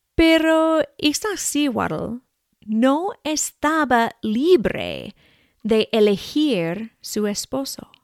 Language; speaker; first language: Spanish; non-native, fluent; English